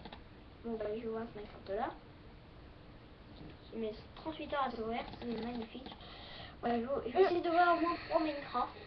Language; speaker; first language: French; native; French